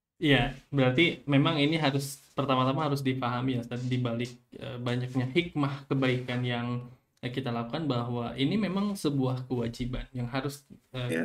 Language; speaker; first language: Indonesian; native; Indonesian